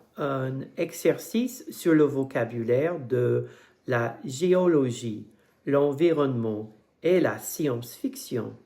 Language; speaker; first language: French; non-native, fluent; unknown